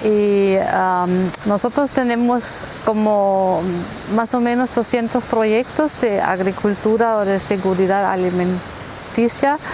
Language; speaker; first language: Spanish; non-native, fluent; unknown